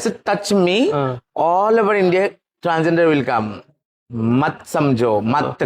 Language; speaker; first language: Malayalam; non-native, local second language; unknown